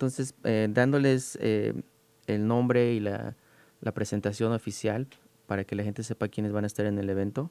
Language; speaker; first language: Spanish; native; Spanish